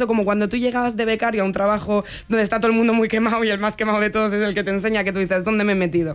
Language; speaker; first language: Spanish; native; Spanish